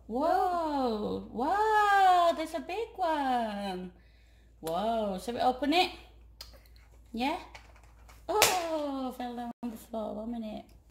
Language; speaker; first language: English; non-native, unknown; Javanese